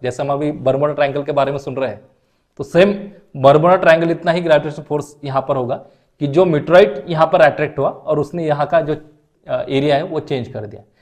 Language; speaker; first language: Hindi; non-native, local second language; Marathi